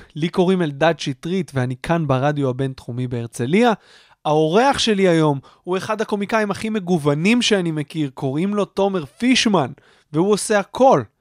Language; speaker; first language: Hebrew; native; Hebrew